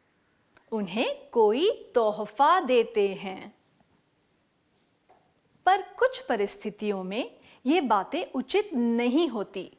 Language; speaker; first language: Hindi; native; Hindi